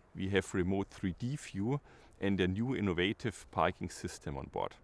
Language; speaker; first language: English; non-native, fluent; German